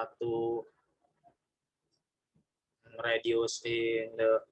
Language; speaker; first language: English; non-native, learner; Indonesian